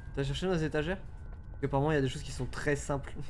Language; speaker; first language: French; native; French